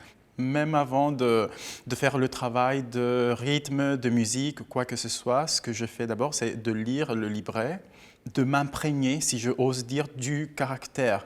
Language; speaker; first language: French; non-native, fluent; Spanish